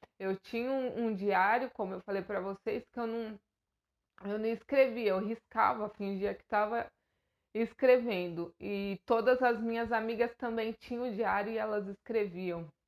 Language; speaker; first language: Portuguese; native; Portuguese